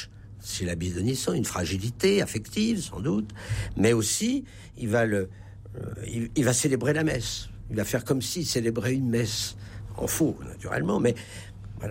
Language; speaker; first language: French; native; French